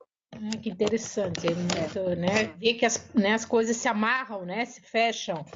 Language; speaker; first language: Portuguese; native; Portuguese